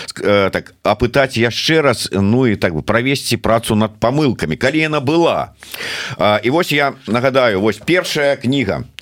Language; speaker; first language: Belarusian; native; Belarusian